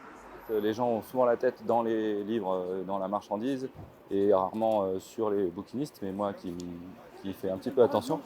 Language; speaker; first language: French; native; French